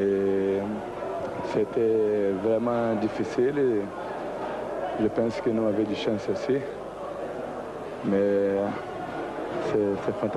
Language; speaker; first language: French; non-native, learner; Portuguese